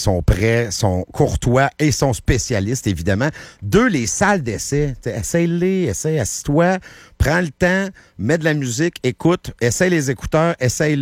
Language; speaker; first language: French; native; French